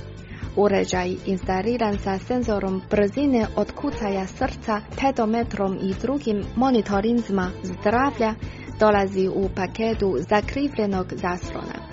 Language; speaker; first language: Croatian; non-native, fluent; Chinese